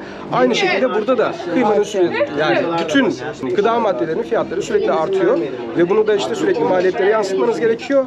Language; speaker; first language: Turkish; native; Turkish